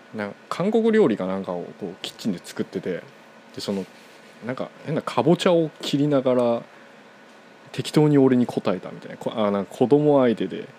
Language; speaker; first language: Japanese; non-native, fluent; Korean